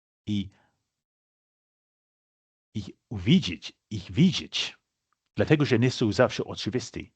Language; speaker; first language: Polish; non-native, fluent; English